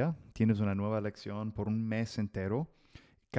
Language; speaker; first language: Spanish; non-native, fluent; English